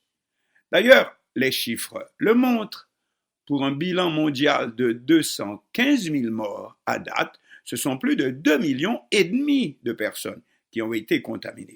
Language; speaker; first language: French; non-native, local second language; Haitian Creole